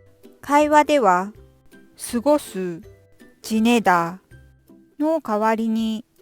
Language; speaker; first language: Japanese; non-native, fluent; Korean